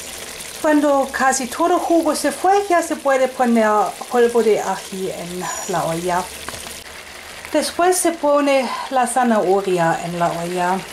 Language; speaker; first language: Spanish; non-native, fluent; German